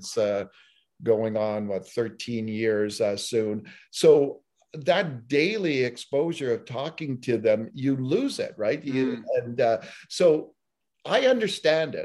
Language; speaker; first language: English; early bilingual, other home language; Italian